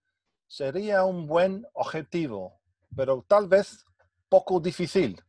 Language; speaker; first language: Spanish; non-native, fluent; English